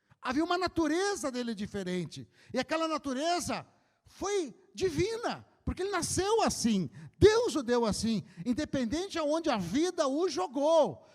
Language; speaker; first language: Portuguese; native; Portuguese